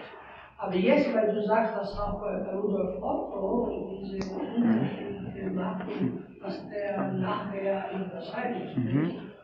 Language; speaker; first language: German; non-native, learner; Italian